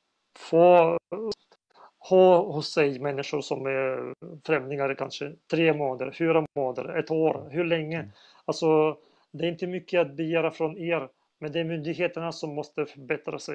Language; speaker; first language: Swedish; non-native, fluent; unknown